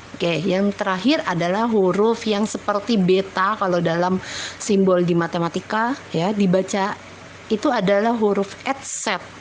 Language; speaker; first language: Indonesian; native; Indonesian